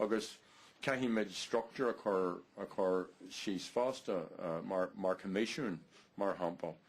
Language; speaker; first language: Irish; non-native, learner; English